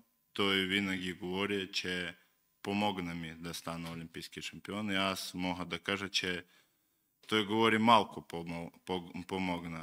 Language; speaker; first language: Bulgarian; non-native, learner; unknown